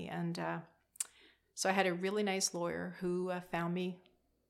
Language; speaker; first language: English; native; English